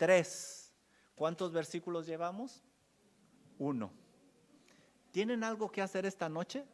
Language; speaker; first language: Spanish; native; Spanish